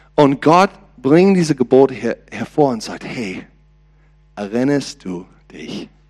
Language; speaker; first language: German; non-native, learner; English